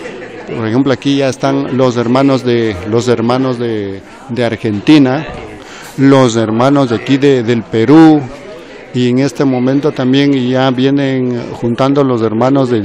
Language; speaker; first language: Spanish; native; Spanish